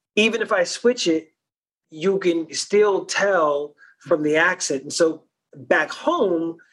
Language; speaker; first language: English; early bilingual, other home language; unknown